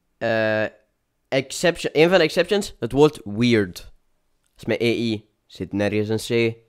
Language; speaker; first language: Dutch; native; Dutch